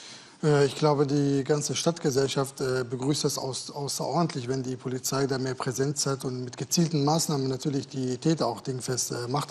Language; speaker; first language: German; native; German